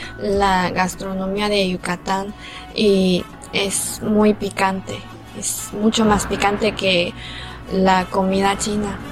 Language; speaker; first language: Spanish; non-native, fluent; Chinese